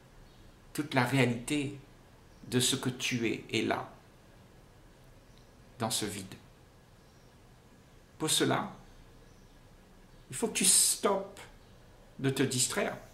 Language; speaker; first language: French; native; French